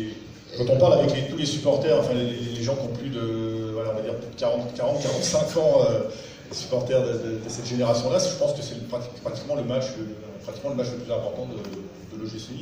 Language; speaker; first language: French; native; French